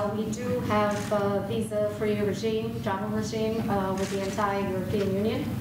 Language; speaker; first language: English; non-native, fluent; Bulgarian